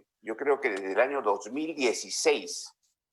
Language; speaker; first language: Spanish; native; Spanish